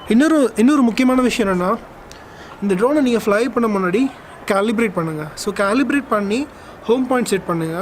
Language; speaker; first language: Tamil; native; Tamil